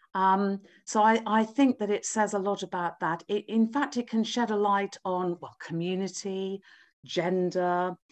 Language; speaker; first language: English; native; English